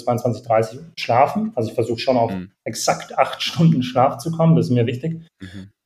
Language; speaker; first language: German; native; German